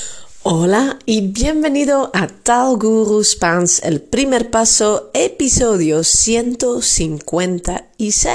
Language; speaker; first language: Spanish; non-native, fluent; Dutch